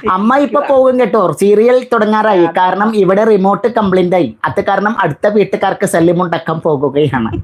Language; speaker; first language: Malayalam; non-native, learner; Bangla